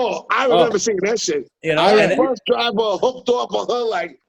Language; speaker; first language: English; native; English